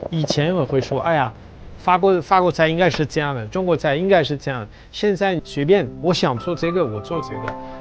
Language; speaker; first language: Chinese; non-native, fluent; French